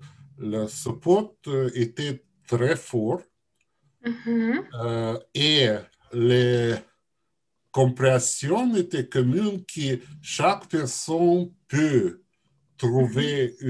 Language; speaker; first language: French; non-native, learner; Russian